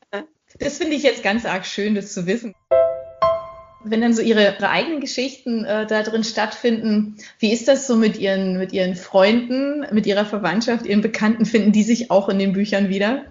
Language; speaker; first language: German; native; German